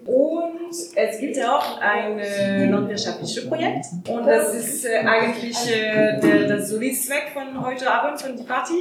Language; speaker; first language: German; non-native, learner; French